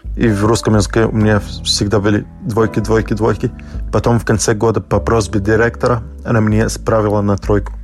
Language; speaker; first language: Russian; non-native, fluent; Arabic